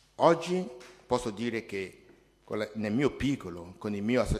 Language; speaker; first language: Italian; non-native, fluent; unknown